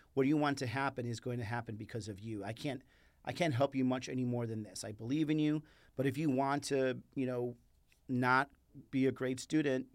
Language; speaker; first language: English; early bilingual, other home language; Spanish